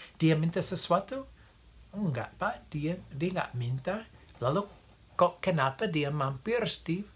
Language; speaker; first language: Indonesian; non-native, fluent; English